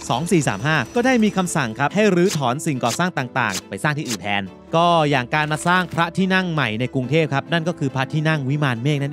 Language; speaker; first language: Thai; native; Thai